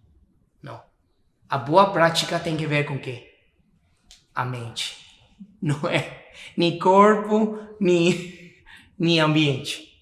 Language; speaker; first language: Portuguese; non-native, fluent; Spanish